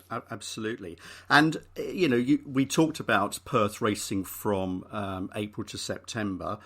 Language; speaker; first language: English; native; English